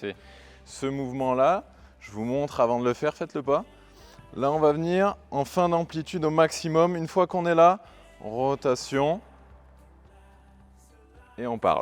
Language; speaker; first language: French; native; French